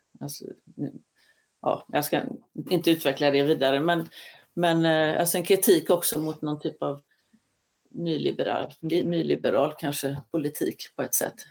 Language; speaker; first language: Swedish; native; Swedish